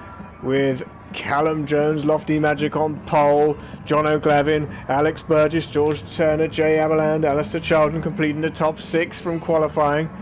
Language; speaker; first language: English; native; English